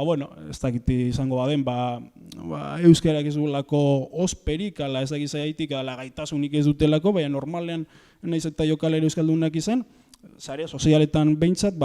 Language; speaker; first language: Basque; native; Basque